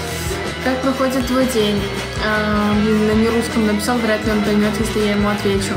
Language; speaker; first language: Russian; native; Russian